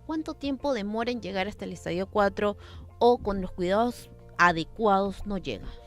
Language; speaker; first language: Spanish; native; Spanish